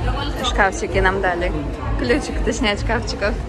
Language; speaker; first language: Russian; native; Russian